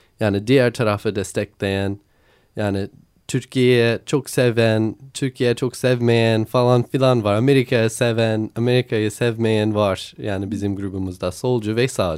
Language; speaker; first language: Turkish; non-native, learner; English